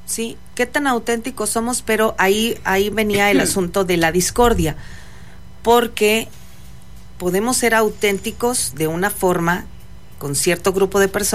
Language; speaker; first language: Spanish; native; Spanish